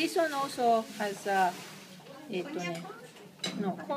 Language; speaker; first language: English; non-native, learner; Japanese